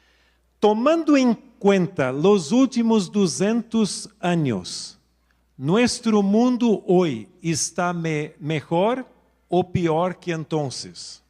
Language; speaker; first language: Spanish; non-native, local second language; Portuguese